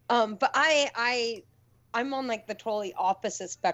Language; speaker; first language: English; native; English